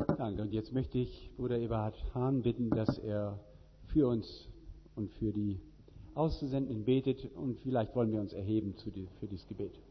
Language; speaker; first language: German; native; German